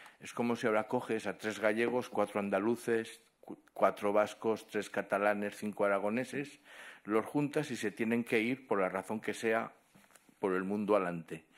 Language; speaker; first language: Spanish; non-native, local second language; Catalan